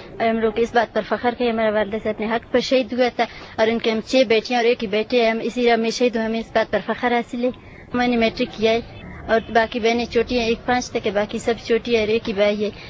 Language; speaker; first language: Urdu; non-native, local second language; Baluchi